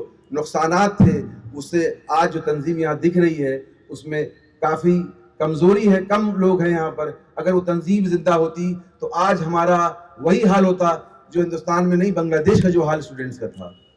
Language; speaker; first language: Hindi; native; Hindi